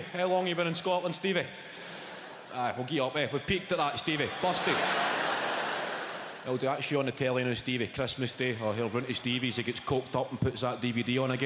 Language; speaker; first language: English; native; English